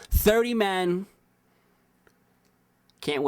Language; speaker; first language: English; native; English